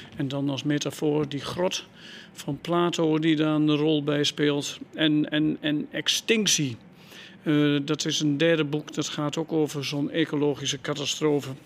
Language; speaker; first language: Dutch; native; Dutch